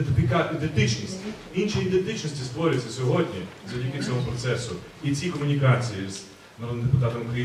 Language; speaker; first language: Ukrainian; native; Ukrainian